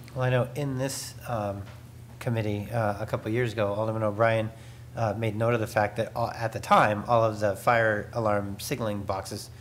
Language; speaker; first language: English; native; English